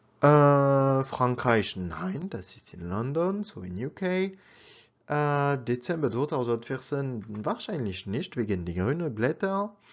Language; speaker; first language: German; non-native, learner; French